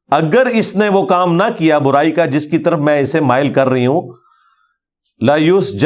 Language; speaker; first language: Urdu; non-native, local second language; Punjabi